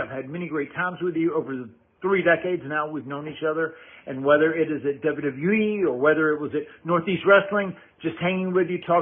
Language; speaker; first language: English; native; English